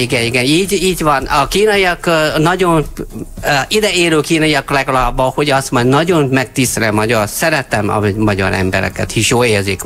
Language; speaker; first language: Hungarian; non-native, learner; Chinese